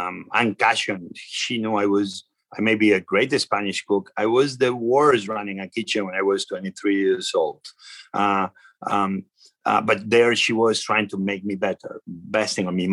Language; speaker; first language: English; non-native, fluent; Spanish